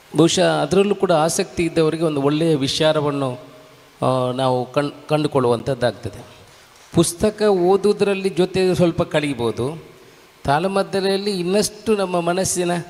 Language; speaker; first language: Kannada; non-native, local second language; Tulu